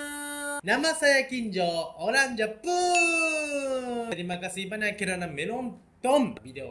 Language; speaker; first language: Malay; non-native, fluent; Japanese